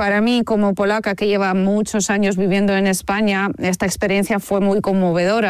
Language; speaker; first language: Spanish; non-native, fluent; Polish